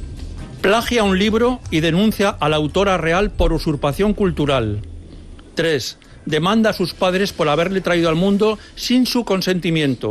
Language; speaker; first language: Spanish; native; Spanish